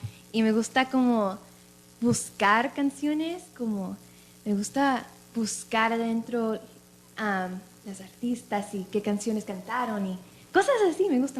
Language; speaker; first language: Spanish; early bilingual, other home language; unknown